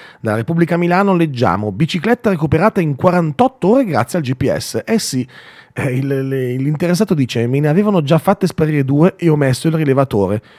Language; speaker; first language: Italian; native; Italian